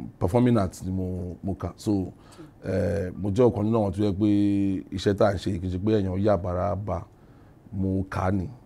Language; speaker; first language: Yoruba; non-native, local second language; Hausa